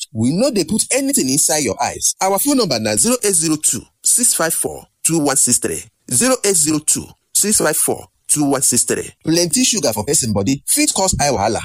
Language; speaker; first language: Nigerian Pidgin; native; Nigerian Pidgin